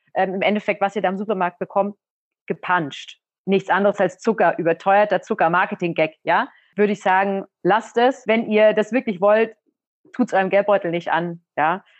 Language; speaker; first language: German; native; German